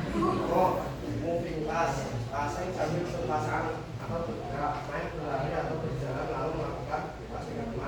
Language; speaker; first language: Indonesian; native; Indonesian